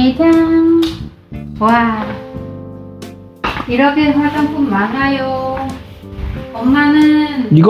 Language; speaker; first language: Korean; non-native, fluent; Vietnamese